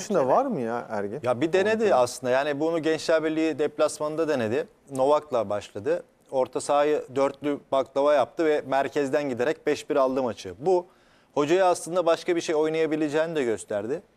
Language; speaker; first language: Turkish; native; Turkish